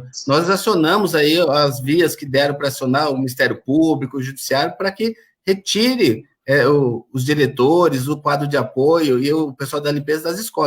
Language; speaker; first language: Portuguese; native; Portuguese